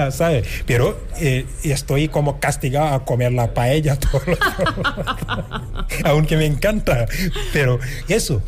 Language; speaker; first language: Spanish; non-native, fluent; Wolof